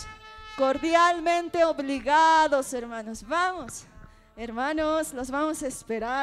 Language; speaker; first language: Spanish; native; Spanish